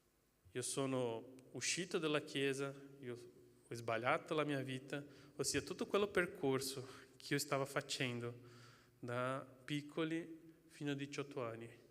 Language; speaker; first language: Italian; non-native, fluent; Portuguese